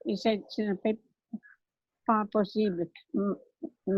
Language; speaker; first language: French; non-native, learner; English